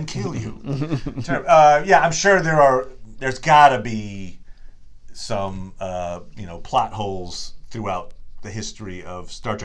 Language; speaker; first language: English; native; English